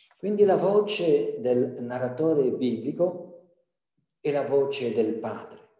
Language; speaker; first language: Italian; non-native, fluent; French